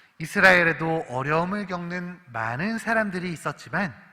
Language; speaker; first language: Korean; native; Korean